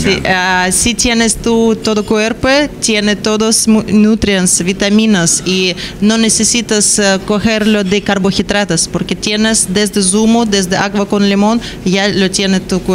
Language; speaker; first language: Spanish; non-native, learner; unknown